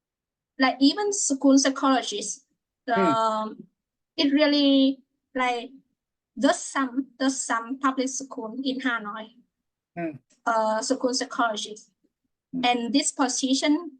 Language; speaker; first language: English; non-native, fluent; Vietnamese